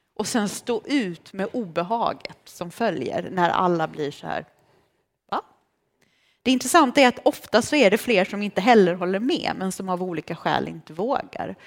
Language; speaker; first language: Swedish; early bilingual, other home language; Romanian